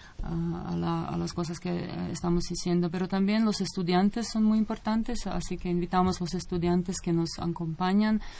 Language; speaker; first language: Spanish; non-native, fluent; Croatian